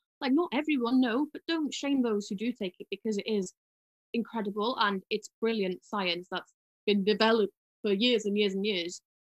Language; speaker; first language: English; native; English